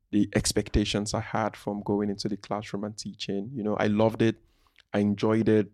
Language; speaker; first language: English; non-native, local second language; Igbo